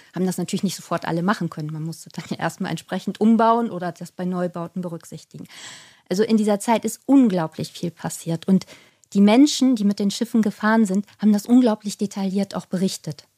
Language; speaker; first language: German; native; German